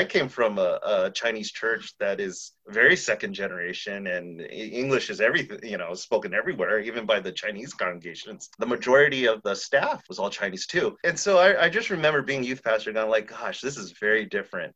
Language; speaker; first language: English; native; English